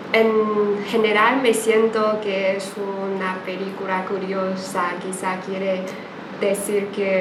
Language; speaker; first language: Spanish; non-native, fluent; Chinese